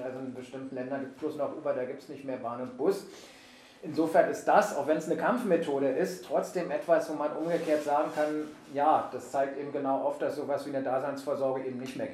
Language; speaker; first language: German; native; German